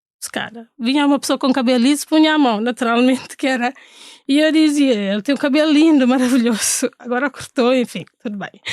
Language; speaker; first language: Portuguese; non-native, local second language; Fula